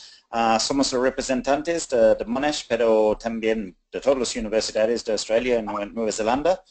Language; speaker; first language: Spanish; non-native, fluent; English